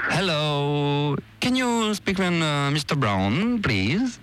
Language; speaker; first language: English; non-native, learner; French